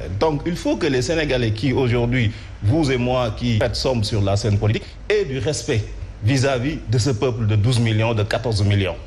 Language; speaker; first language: French; non-native, local second language; Wolof